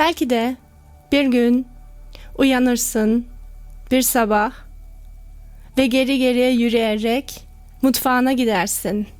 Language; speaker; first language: Turkish; non-native, learner; German